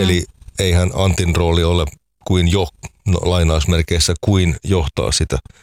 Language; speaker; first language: Finnish; native; Finnish